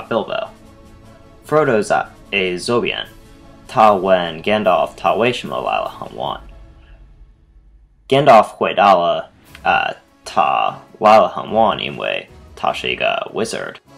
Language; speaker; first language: Chinese; non-native, learner; English